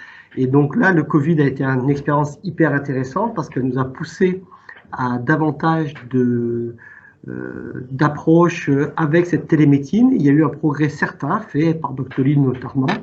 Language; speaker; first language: French; native; French